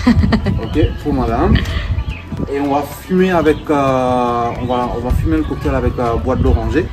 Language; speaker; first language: French; non-native, local second language; Morisyen